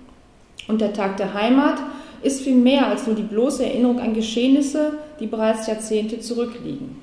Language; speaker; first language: German; native; German